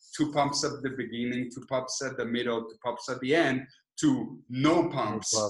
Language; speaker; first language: English; non-native, fluent; Spanish